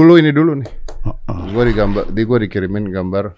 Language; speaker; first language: Indonesian; native; Indonesian